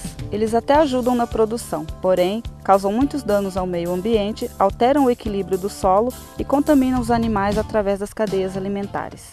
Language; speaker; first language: Portuguese; native; Portuguese